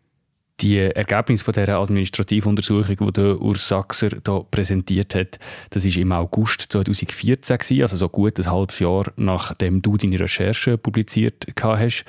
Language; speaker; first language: German; native; German